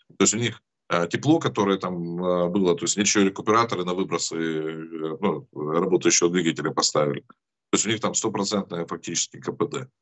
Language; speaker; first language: Russian; native; Russian